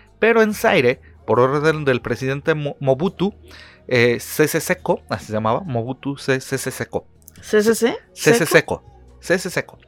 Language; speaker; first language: Spanish; native; Spanish